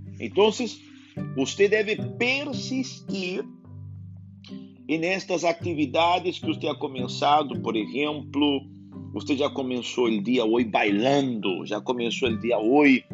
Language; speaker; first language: Portuguese; non-native, learner; Spanish